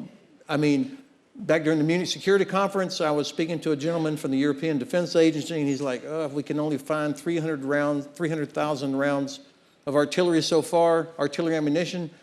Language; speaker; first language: English; native; English